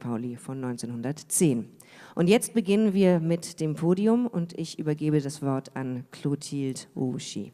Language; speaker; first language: German; native; German